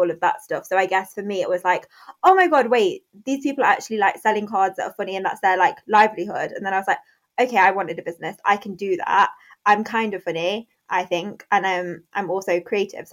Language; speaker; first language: English; native; English